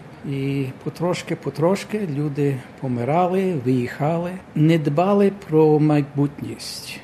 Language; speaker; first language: Ukrainian; early bilingual, heritage; Ukrainian